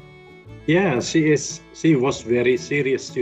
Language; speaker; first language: English; non-native, learner; Indonesian